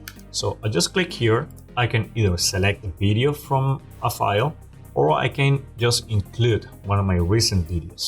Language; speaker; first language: English; non-native, fluent; Spanish